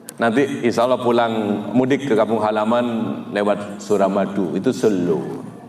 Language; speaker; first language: Indonesian; non-native, local second language; Madurese